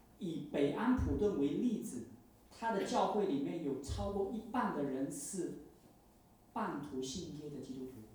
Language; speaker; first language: Chinese; native; Chinese